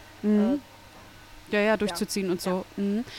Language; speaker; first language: German; native; German